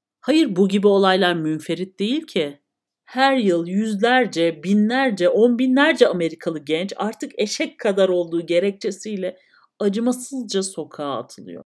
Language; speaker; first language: Turkish; native; Turkish